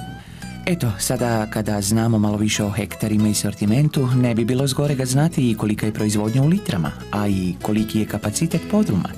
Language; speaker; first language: Croatian; native; Croatian